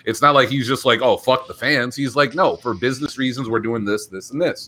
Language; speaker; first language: English; native; English